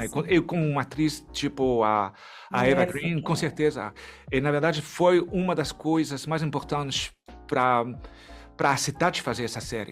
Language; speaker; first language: Portuguese; non-native, fluent; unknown